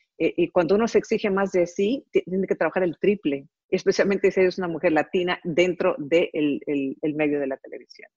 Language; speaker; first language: Spanish; early bilingual, heritage; Spanish